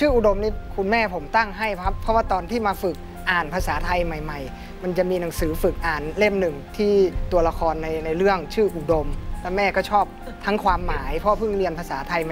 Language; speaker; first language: Thai; early bilingual, other home language; English